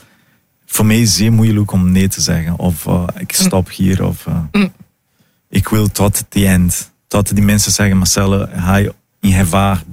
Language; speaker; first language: Dutch; non-native, learner; Portuguese